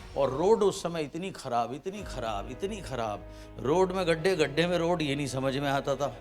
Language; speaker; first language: Hindi; native; Hindi